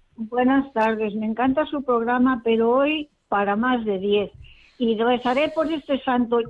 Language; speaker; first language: Spanish; native; Spanish